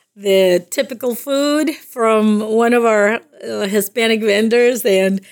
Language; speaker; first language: English; non-native, fluent; Spanish